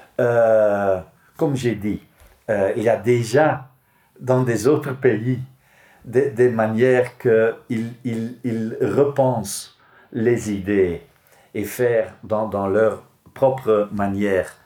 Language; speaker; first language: French; non-native, local second language; Dutch